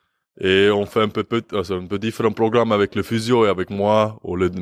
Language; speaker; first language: French; non-native, learner; English